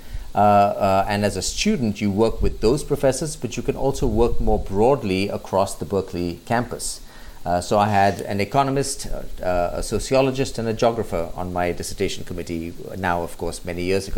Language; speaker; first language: English; non-native, local second language; Hindi